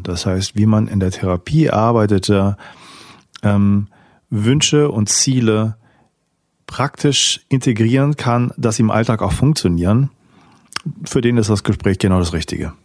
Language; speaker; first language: German; native; German